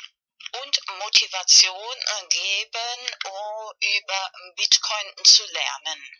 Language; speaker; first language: German; non-native, learner; Spanish